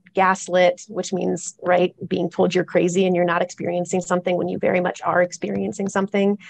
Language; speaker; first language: English; native; English